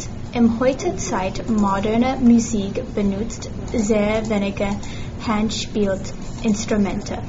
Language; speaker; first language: German; non-native, learner; English